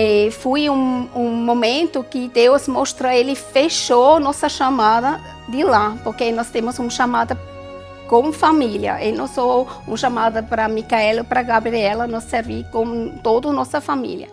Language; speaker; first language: Portuguese; non-native, learner; German